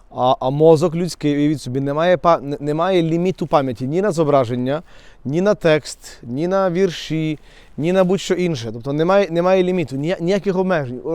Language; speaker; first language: Ukrainian; native; Ukrainian